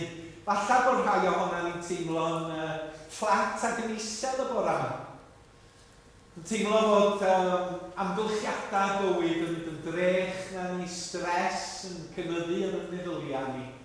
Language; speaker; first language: Welsh; native; Welsh